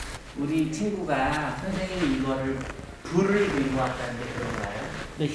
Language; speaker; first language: Korean; native; Korean